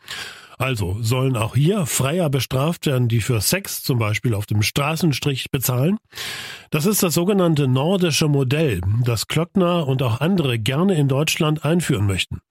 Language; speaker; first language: German; native; German